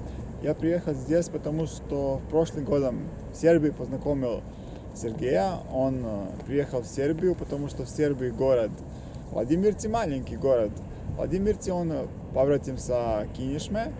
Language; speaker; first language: Russian; non-native, learner; Serbian